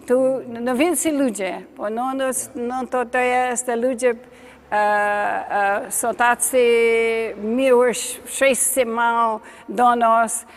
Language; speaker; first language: Polish; early bilingual, heritage; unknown